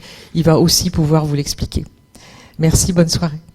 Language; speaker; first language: French; native; French